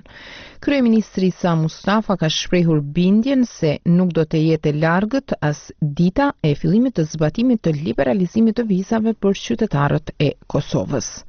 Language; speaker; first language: Albanian; native; Albanian